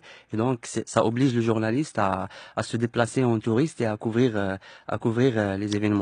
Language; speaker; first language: French; non-native, local second language; Arabic